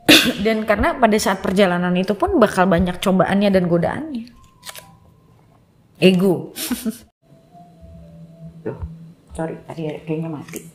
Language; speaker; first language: Indonesian; native; Indonesian